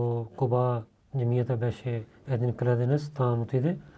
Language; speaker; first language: Bulgarian; non-native, learner; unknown